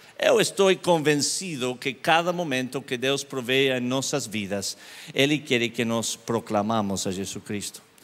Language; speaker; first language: Portuguese; non-native, learner; English